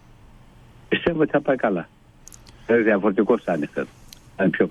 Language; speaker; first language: Greek; non-native, fluent; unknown